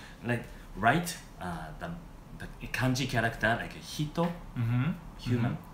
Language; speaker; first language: English; non-native, learner; Japanese